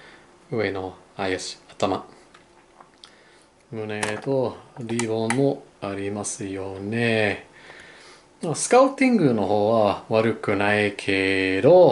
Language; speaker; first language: Japanese; non-native, learner; English